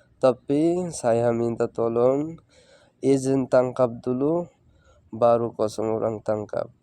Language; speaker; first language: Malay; non-native, learner; Bangla